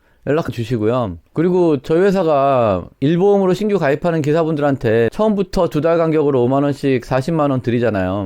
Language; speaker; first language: Korean; native; Korean